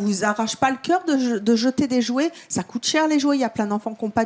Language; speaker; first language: French; native; French